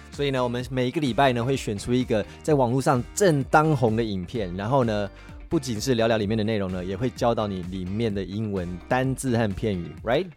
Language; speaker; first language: Chinese; early bilingual, other home language; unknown